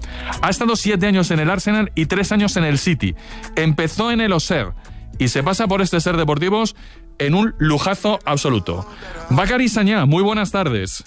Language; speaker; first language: Spanish; native; Spanish